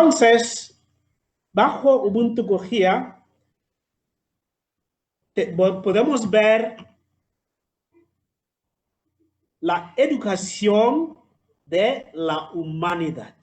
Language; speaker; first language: Spanish; non-native, fluent; Southern Sotho